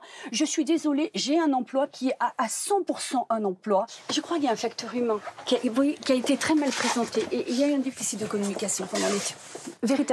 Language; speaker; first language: French; native; French